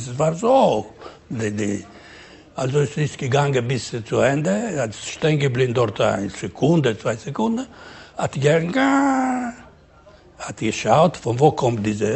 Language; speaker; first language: German; non-native, fluent; Ladino